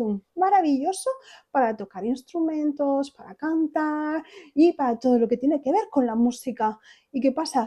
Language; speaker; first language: Spanish; native; Spanish